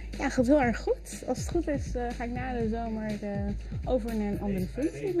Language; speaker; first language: Dutch; native; Dutch